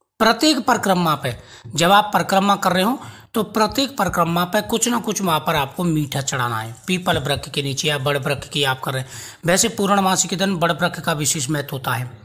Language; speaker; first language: Hindi; native; Hindi